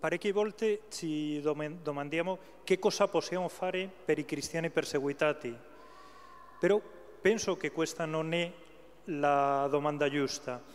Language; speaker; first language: Italian; non-native, fluent; Spanish